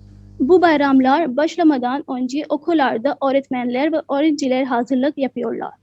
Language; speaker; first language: Turkish; non-native, learner; Urdu